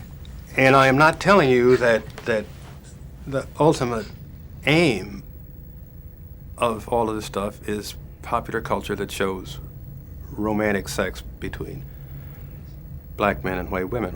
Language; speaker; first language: English; native; English